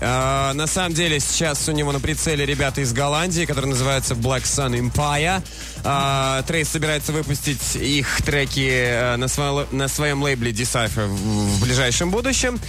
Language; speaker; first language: Russian; native; Russian